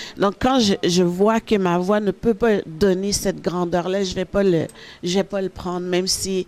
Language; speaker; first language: French; early bilingual, other home language; Haitian Creole